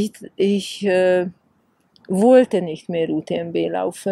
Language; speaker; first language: German; non-native, fluent; Hungarian